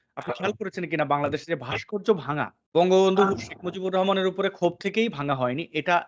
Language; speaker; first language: Bangla; native; Bangla